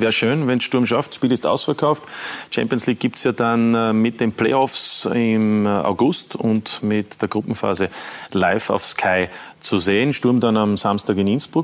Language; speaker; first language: German; native; German